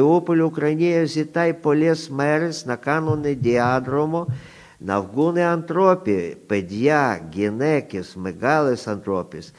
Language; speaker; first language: Greek; non-native, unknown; Russian